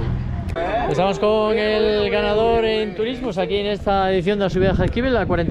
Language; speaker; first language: Spanish; native; Spanish